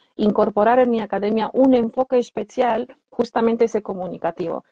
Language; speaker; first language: Spanish; non-native, fluent; Polish